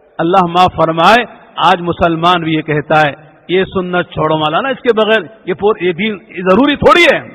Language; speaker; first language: Urdu; native; Urdu